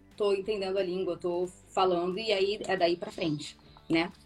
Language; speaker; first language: Portuguese; native; Portuguese